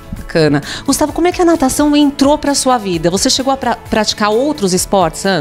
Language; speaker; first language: Portuguese; native; Portuguese